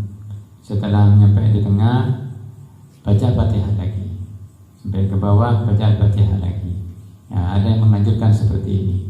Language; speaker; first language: Indonesian; native; Indonesian